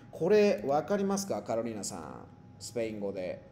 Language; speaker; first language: Japanese; non-native, fluent; Spanish